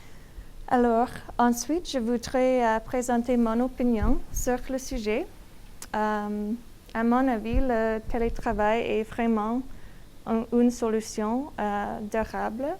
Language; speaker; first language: French; non-native, learner; English